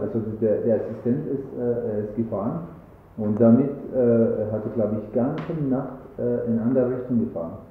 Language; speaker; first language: German; non-native, learner; Arabic